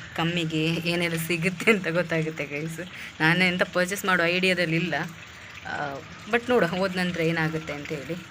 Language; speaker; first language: Kannada; non-native, local second language; Tulu